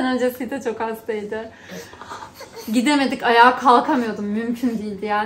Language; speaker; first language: Turkish; native; Turkish